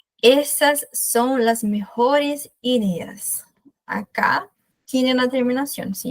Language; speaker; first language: Spanish; non-native, fluent; Portuguese